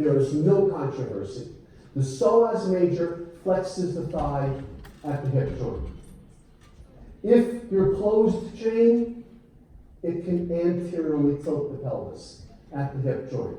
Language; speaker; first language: English; native; English